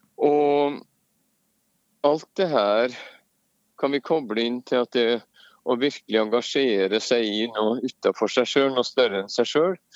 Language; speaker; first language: Norwegian; native; Norwegian